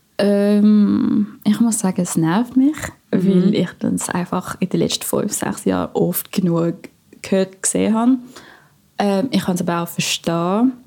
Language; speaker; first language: German; non-native, fluent; Filipino